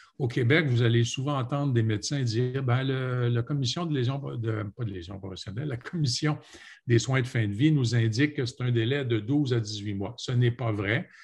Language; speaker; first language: French; native; French